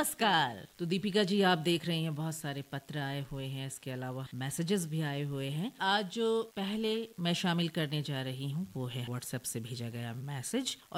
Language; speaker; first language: Hindi; native; Hindi